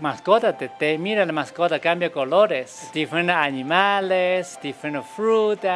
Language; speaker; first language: Spanish; non-native, learner; Chinese